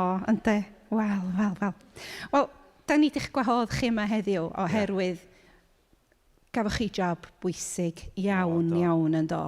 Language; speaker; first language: Welsh; native; Welsh